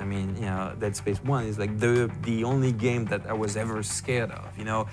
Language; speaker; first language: English; non-native, fluent; French